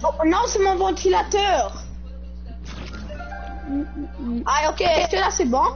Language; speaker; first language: French; non-native, local second language; English